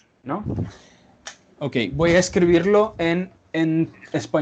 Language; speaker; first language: Spanish; non-native, fluent; Portuguese